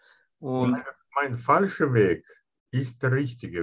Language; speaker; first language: German; non-native, fluent; Russian